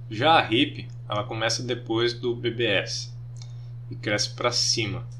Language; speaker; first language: Portuguese; native; Portuguese